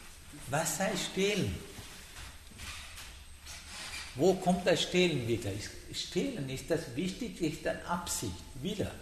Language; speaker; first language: German; non-native, learner; Sinhala